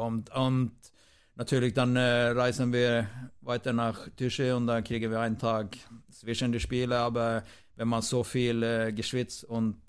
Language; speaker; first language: German; non-native, fluent; Swedish